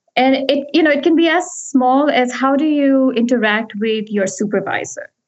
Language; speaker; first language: English; non-native, local second language; Hindi